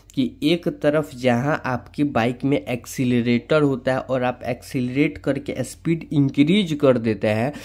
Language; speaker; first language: Hindi; native; Hindi